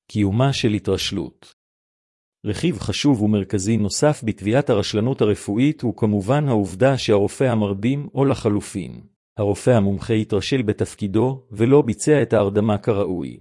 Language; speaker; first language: Hebrew; native; Hebrew